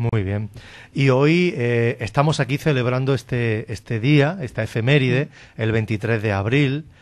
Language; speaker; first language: Spanish; native; Spanish